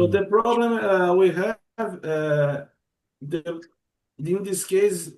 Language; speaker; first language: English; non-native, learner; Portuguese